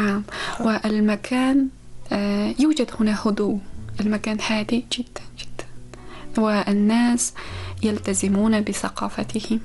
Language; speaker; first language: Arabic; non-native, fluent; Uzbek